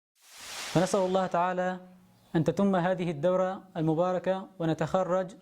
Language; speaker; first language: Arabic; native; Arabic